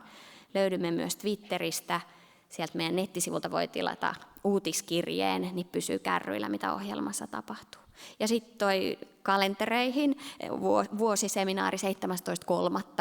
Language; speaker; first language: Finnish; native; Finnish